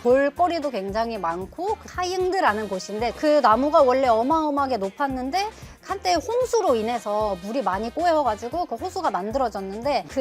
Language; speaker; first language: Korean; non-native, fluent; Kazakh